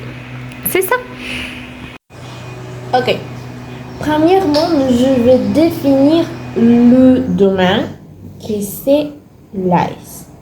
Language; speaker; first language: French; non-native, learner; Spanish